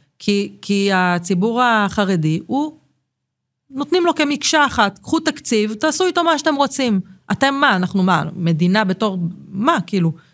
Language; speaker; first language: Hebrew; native; Hebrew